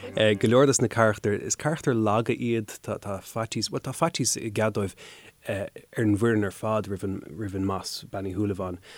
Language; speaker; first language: Irish; native; Irish